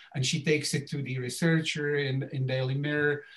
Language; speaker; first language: English; non-native, fluent; Czech